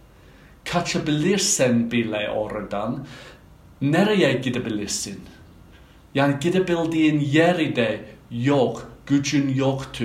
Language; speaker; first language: Turkish; non-native, fluent; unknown